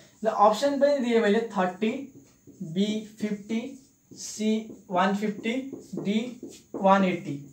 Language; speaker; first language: Nepali; native; Nepali